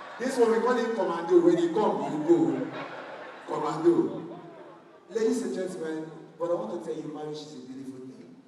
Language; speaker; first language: Nigerian Pidgin; non-native, local second language; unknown